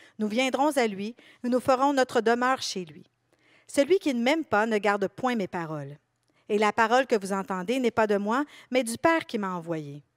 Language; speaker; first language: French; native; French